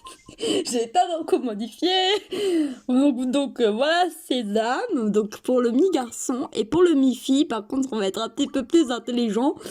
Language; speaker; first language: French; native; French